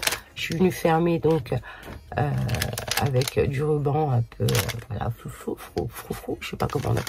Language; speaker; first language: French; native; French